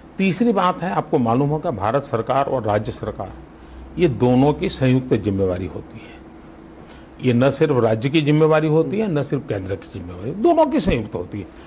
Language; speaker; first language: Hindi; non-native, local second language; Gujarati